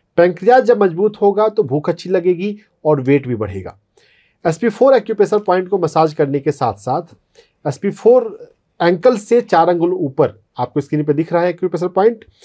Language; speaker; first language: Hindi; native; Hindi